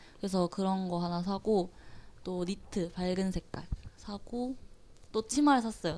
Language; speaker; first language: Korean; native; Korean